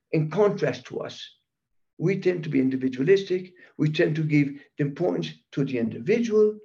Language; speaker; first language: English; early bilingual, other home language; German